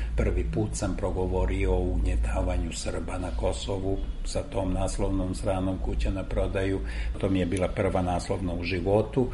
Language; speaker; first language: Serbian; non-native, local second language; Hungarian